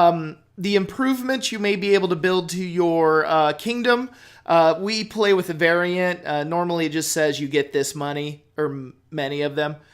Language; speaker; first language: English; native; English